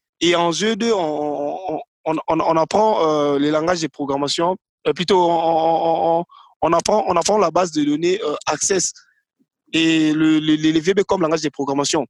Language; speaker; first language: French; non-native, local second language; Lingala